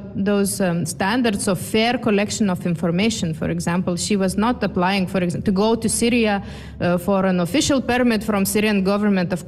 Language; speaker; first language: English; non-native, fluent; Lithuanian